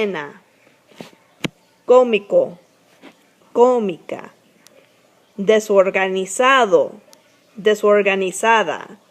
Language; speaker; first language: Spanish; non-native, fluent; English